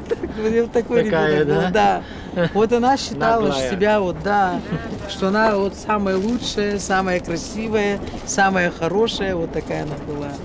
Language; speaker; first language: Russian; native; Russian